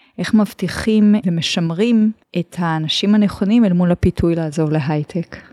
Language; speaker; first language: Hebrew; native; Hebrew